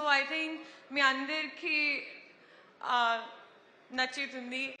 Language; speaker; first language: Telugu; non-native, learner; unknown